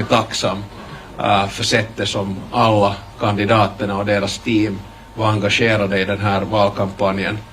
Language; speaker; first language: Swedish; native; Swedish